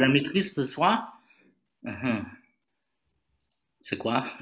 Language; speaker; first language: French; non-native, learner; Vietnamese